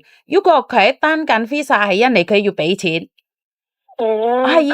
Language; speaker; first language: Cantonese; non-native, fluent; Indonesian